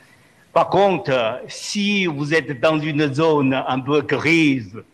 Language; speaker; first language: French; non-native, fluent; Chinese